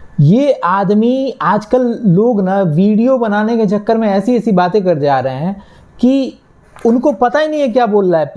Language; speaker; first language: Hindi; native; Hindi